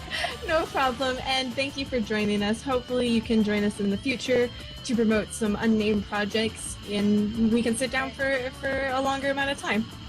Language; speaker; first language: English; native; English